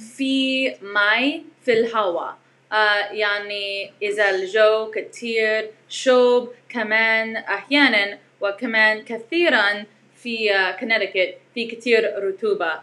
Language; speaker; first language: Arabic; non-native, learner; English